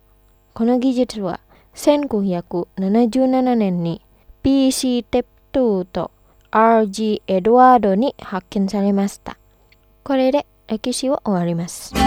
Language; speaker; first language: Japanese; non-native, fluent; Indonesian